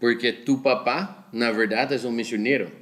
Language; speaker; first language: Spanish; non-native, fluent; Portuguese